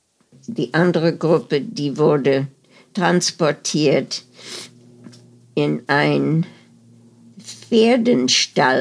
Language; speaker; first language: German; early bilingual, heritage; German